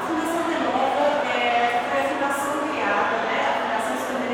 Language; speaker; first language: Portuguese; native; Portuguese